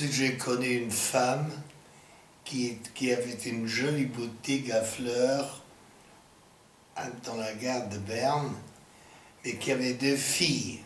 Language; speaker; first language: French; non-native, fluent; English